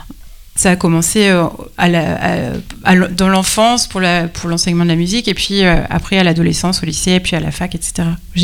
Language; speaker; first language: French; native; French